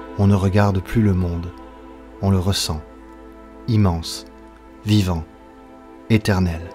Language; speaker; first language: French; native; French